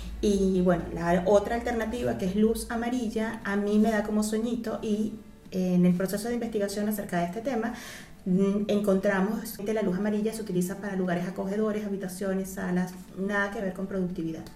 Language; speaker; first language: Spanish; native; Spanish